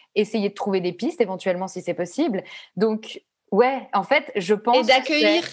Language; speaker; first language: French; native; French